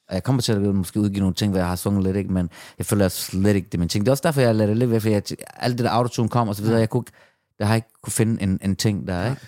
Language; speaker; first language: Danish; early bilingual, other home language; Persian